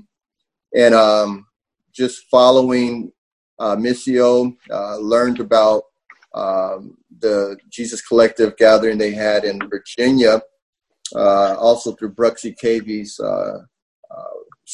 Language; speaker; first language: English; native; English